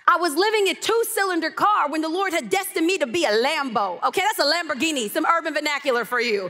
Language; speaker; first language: English; native; English